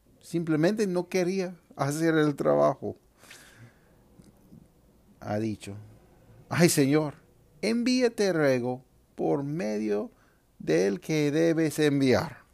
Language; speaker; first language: Spanish; non-native, fluent; English